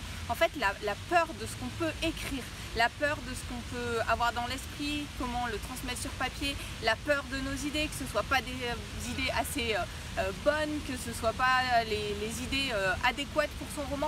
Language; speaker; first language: French; native; French